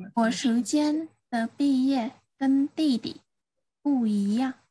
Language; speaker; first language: Chinese; non-native, fluent; Vietnamese